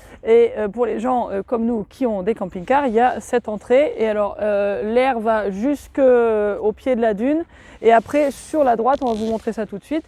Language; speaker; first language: French; native; French